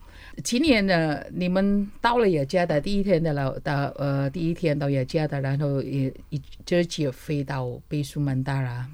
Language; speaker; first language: Chinese; non-native, fluent; Indonesian